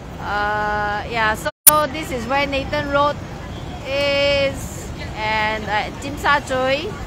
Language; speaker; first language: English; non-native, local second language; Cantonese